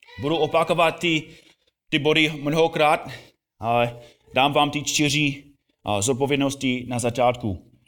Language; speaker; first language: Czech; non-native, fluent; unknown